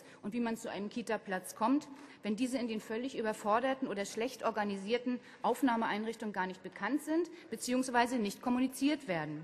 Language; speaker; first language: German; native; German